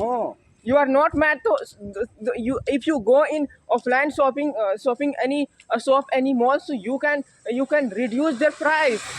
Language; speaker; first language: English; non-native, learner; Hindi